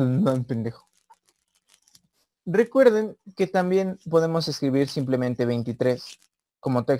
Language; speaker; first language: Spanish; native; Spanish